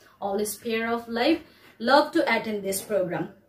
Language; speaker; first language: English; non-native, local second language; Bangla